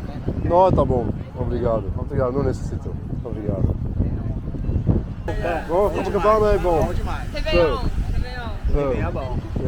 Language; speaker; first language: Portuguese; non-native, learner; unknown